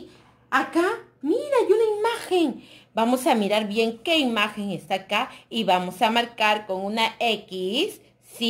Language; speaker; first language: Spanish; native; Spanish